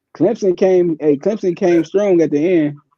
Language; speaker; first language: English; native; English